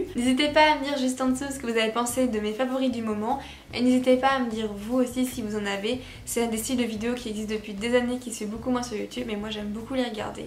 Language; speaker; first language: French; native; French